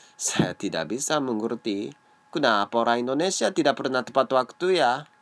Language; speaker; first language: Indonesian; non-native, learner; Japanese